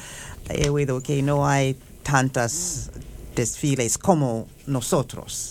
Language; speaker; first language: Spanish; non-native, fluent; English